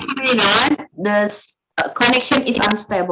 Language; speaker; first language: English; non-native, learner; Indonesian